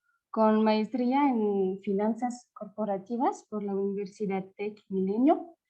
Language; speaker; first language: Spanish; non-native, fluent; French